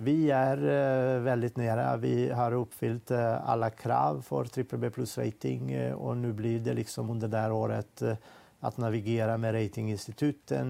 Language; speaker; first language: Swedish; non-native, fluent; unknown